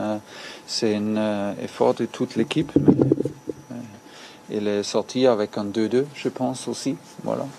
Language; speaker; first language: French; non-native, learner; German